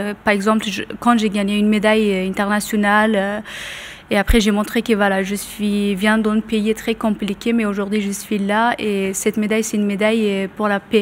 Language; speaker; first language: French; non-native, learner; Persian